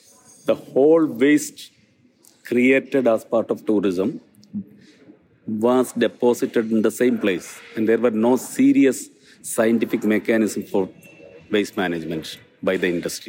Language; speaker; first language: English; non-native, local second language; Malayalam